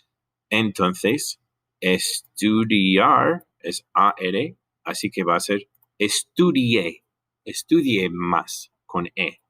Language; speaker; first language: Spanish; non-native, fluent; English